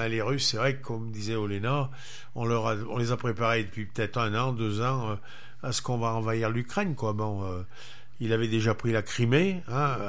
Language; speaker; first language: French; native; French